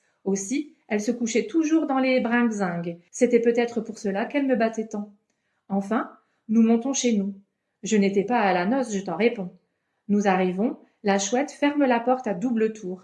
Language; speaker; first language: French; native; French